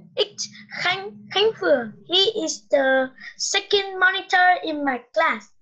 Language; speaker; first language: English; non-native, learner; Vietnamese